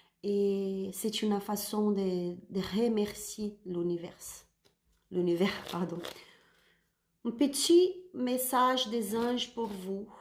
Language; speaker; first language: French; non-native, learner; Spanish